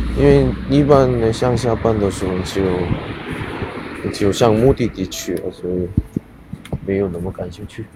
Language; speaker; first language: Chinese; non-native, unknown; Korean